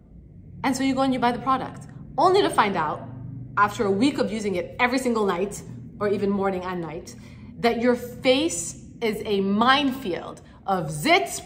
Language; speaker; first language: English; native; English